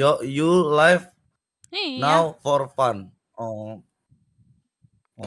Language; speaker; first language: English; non-native, learner; Indonesian